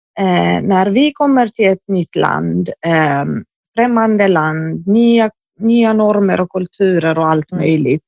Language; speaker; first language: Swedish; early bilingual, other home language; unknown